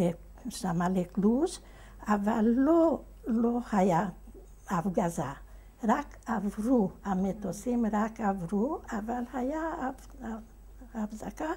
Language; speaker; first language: Hebrew; non-native, fluent; Hungarian